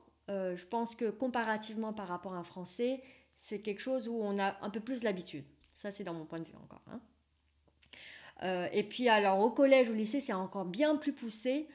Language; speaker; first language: French; non-native, fluent; Vietnamese